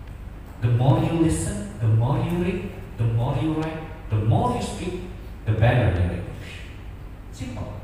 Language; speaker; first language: English; non-native, fluent; Indonesian